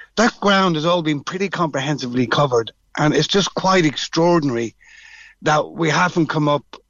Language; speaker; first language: English; native; English